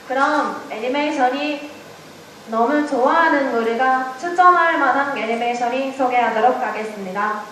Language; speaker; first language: Korean; non-native, learner; Japanese